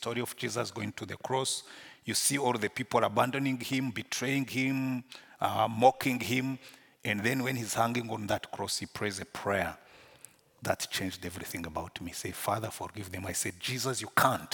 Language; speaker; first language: English; non-native, local second language; Kinyarwanda